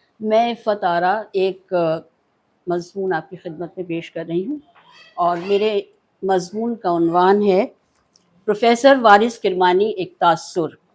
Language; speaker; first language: Urdu; native; Urdu